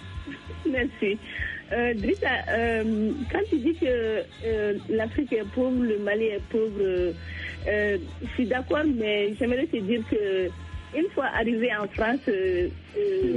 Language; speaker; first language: French; non-native, local second language; Bambara